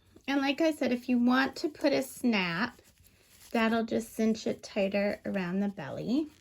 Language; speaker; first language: English; native; English